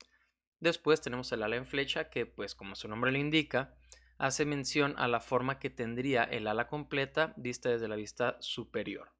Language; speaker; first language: Spanish; native; Spanish